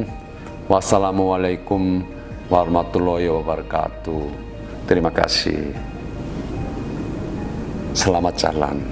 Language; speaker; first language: Indonesian; non-native, learner; Korean